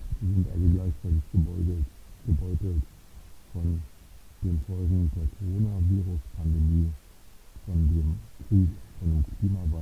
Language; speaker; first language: German; native; German